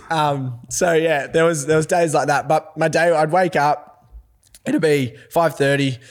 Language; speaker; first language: English; native; English